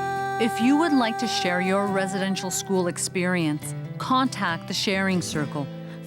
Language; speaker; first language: English; native; English